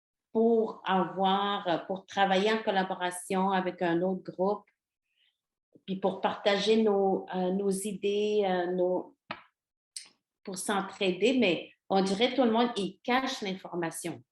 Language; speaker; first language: French; non-native, local second language; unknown